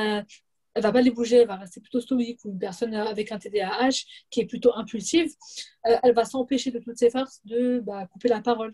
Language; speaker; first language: French; native; French